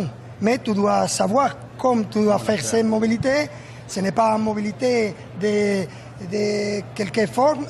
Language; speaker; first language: French; non-native, learner; Spanish